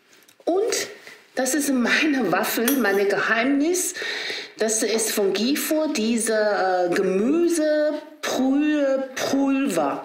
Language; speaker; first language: German; non-native, learner; Chinese